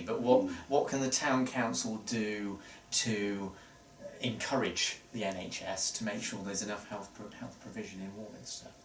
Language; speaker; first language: English; native; English